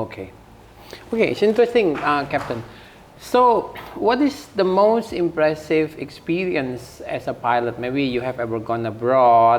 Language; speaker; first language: English; non-native, fluent; Indonesian